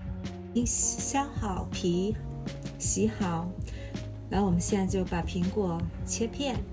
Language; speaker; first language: Chinese; native; Chinese